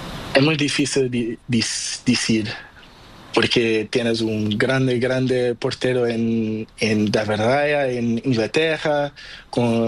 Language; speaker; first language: Spanish; non-native, learner; Portuguese